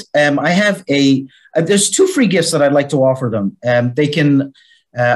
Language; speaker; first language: English; native; English